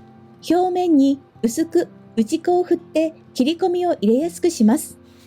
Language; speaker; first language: Japanese; native; Japanese